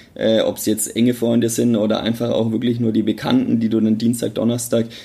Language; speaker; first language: German; native; German